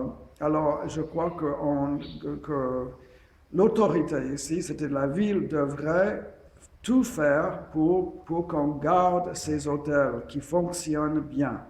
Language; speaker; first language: French; non-native, fluent; English